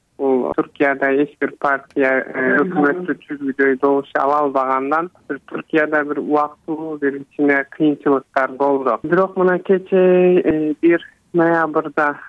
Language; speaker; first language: Kyrgyz; early bilingual, heritage; Kyrgyz